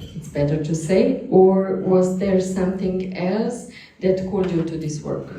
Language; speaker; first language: English; non-native, fluent; Slovenian